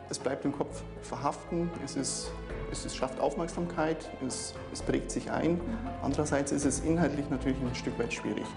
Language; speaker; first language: German; native; German